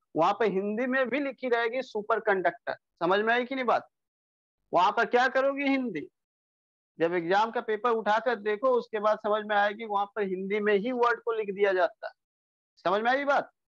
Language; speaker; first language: Hindi; non-native, local second language; Bangla